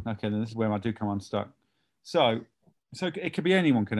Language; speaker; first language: English; native; English